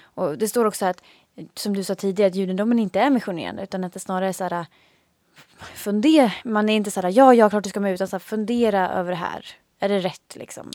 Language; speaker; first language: Swedish; native; Swedish